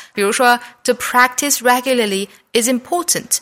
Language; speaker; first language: English; non-native, fluent; Chinese